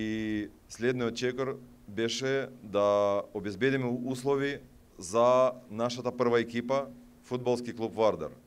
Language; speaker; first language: Macedonian; non-native, fluent; Russian